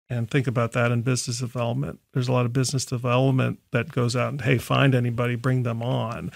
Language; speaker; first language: English; native; English